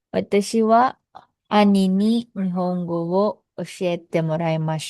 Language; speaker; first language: Japanese; non-native, learner; Filipino